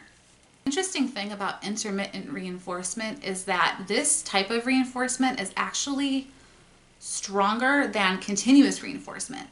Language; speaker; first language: English; native; English